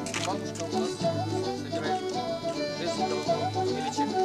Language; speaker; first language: Russian; non-native, local second language; Kyrgyz